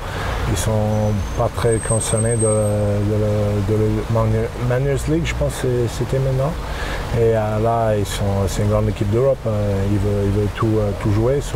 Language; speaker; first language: French; non-native, learner; English